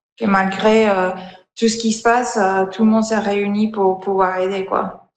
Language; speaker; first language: French; non-native, fluent; Spanish